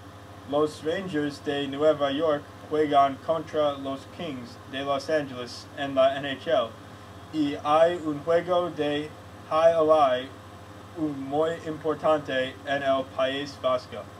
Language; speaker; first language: Spanish; non-native, learner; English